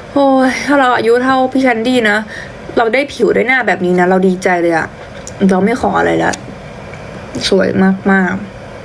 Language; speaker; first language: Thai; native; Thai